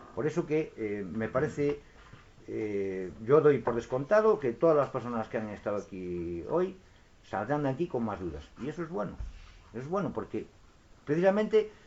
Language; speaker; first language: Spanish; non-native, local second language; Galician